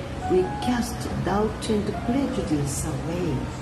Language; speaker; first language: English; non-native, learner; Japanese